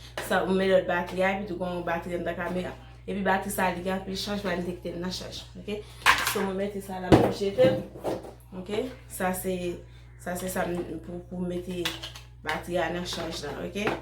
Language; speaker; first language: French; non-native, learner; Haitian Creole